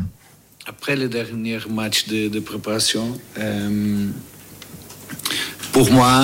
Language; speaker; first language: French; non-native, learner; Portuguese